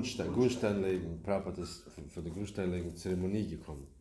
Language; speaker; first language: German; non-native, learner; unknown